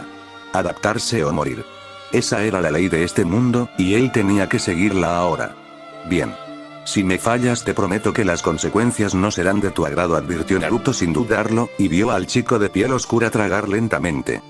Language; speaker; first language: Spanish; native; Spanish